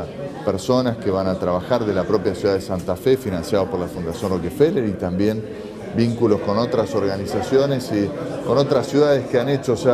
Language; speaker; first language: Spanish; native; Spanish